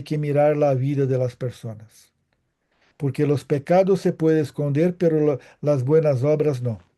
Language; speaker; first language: Spanish; non-native, fluent; Portuguese